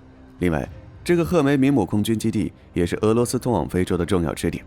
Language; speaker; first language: Chinese; native; Chinese